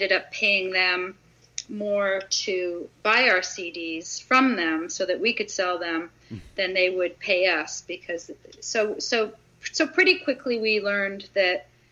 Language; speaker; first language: English; native; English